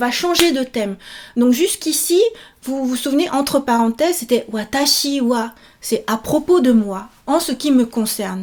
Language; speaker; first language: French; native; French